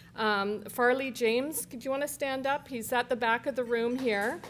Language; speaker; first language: English; native; English